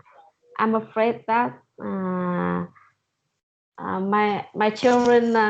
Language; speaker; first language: English; non-native, learner; Vietnamese